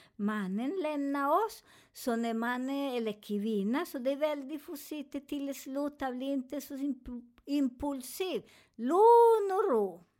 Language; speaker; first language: Swedish; non-native, learner; Spanish